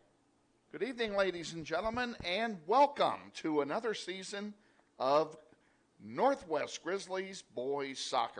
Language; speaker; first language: English; native; English